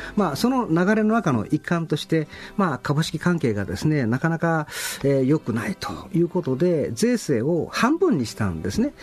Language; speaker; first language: Japanese; native; Japanese